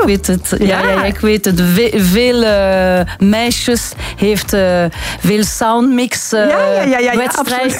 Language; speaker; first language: Dutch; non-native, learner; French